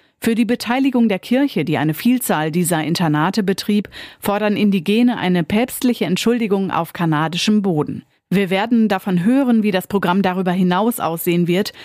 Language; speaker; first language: German; native; German